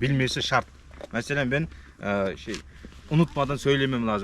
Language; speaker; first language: Turkish; non-native, learner; Kazakh